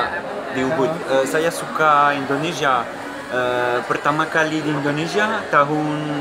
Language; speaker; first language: Indonesian; non-native, learner; French